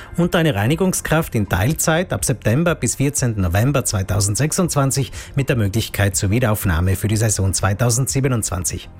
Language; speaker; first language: German; native; German